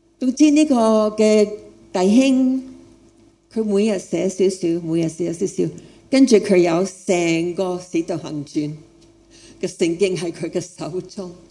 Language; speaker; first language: Chinese; non-native, fluent; English